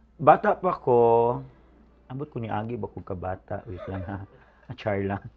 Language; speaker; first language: Cebuano; native; Cebuano